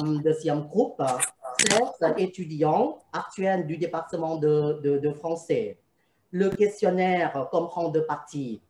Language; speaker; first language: French; non-native, fluent; Thai